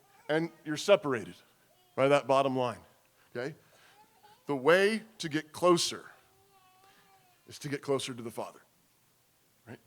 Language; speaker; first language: English; native; English